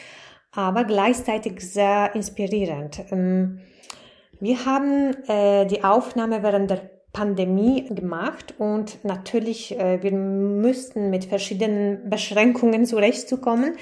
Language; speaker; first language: German; non-native, fluent; Polish